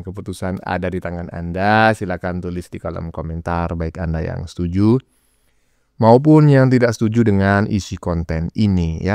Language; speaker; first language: Indonesian; native; Indonesian